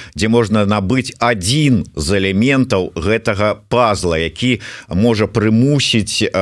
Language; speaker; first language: Belarusian; non-native, local second language; Russian